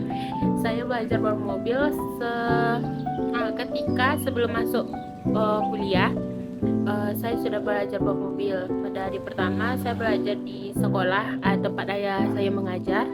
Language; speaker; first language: Indonesian; non-native, local second language; Minangkabau